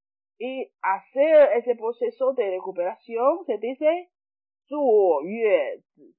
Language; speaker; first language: Spanish; non-native, fluent; Chinese